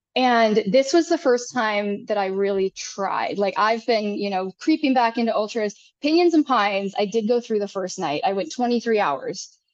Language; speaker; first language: English; native; English